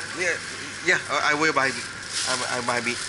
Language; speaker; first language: English; non-native, learner; Vietnamese